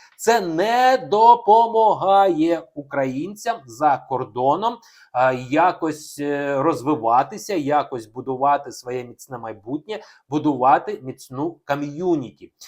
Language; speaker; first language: Ukrainian; non-native, local second language; Russian